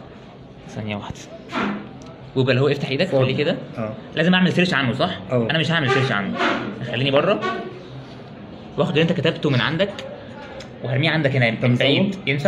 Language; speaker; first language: Arabic; native; Arabic